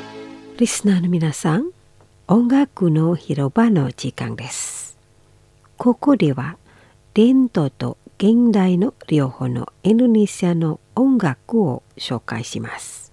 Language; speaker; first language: Japanese; non-native, fluent; Indonesian